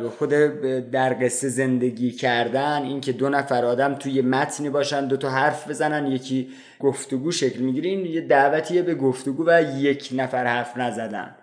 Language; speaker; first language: Persian; native; Persian